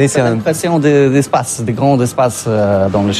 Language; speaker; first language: French; non-native, learner; Polish